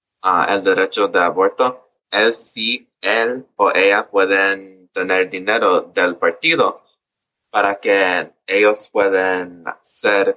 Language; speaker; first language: Spanish; early bilingual, heritage; English